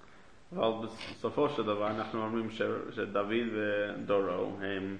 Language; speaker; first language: Hebrew; non-native, fluent; English